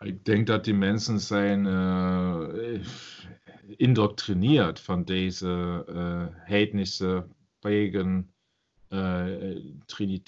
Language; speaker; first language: Dutch; non-native, learner; German